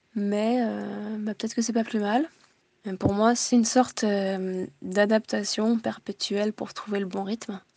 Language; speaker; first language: French; early bilingual, heritage; Japanese